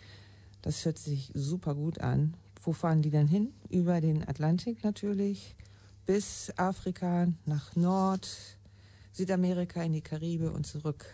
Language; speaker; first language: German; native; German